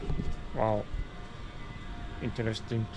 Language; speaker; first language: English; non-native, learner; Turkish